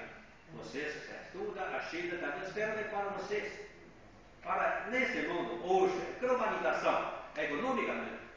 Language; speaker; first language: Portuguese; non-native, fluent; Chinese